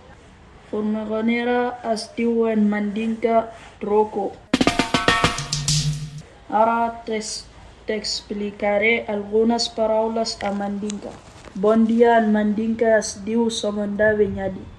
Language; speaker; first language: Catalan; non-native, learner; Mandingo